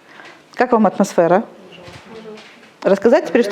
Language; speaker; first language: Russian; native; Russian